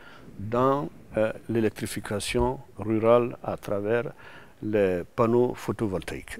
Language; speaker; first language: French; non-native, local second language; Susu